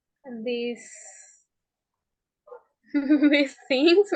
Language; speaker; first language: English; non-native, learner; Spanish